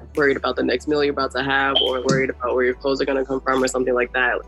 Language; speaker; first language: English; native; English